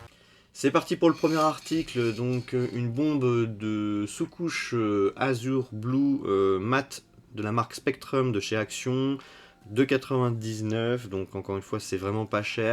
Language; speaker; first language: French; native; French